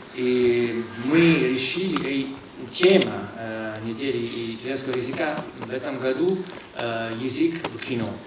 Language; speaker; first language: Russian; non-native, fluent; Italian